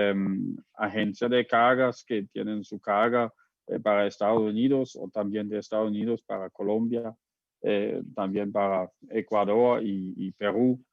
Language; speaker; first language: Spanish; non-native, fluent; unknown